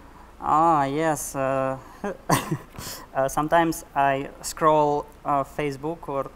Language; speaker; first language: English; non-native, learner; Russian